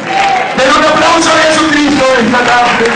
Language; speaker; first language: Spanish; native; Spanish